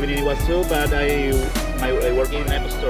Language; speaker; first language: English; non-native, learner; Spanish